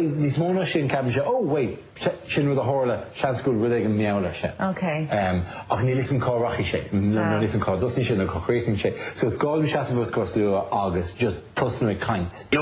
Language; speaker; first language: Irish; native; Irish